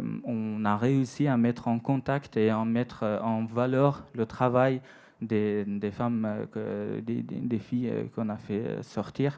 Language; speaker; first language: French; non-native, fluent; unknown